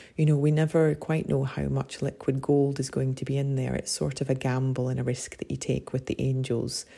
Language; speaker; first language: English; native; English